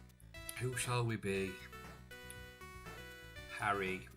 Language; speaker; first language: English; native; English